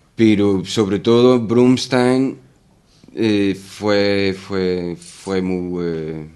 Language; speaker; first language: Spanish; non-native, fluent; Danish